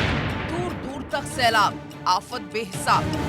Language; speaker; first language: Hindi; native; Hindi